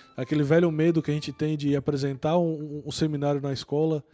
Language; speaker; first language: Portuguese; native; Portuguese